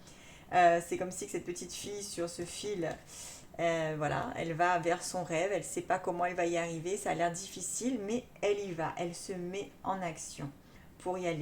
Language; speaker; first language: French; native; French